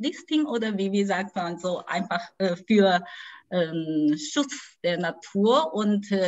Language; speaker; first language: German; non-native, fluent; Chinese